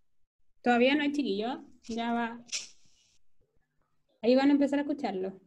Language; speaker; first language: Spanish; native; Spanish